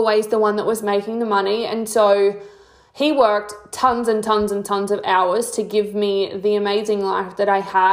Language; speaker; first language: English; native; English